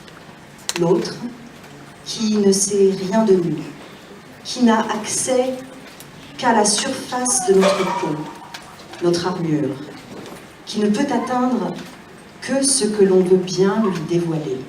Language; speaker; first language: French; native; French